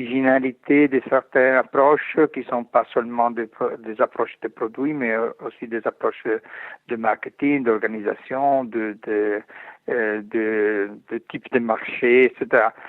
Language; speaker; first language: French; non-native, fluent; Italian